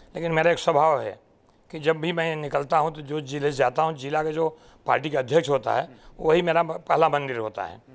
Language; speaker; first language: Hindi; non-native, local second language; Marathi